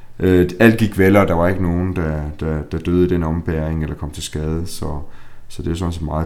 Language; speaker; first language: Danish; native; Danish